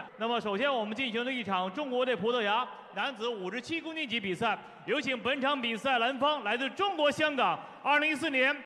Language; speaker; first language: Chinese; native; Chinese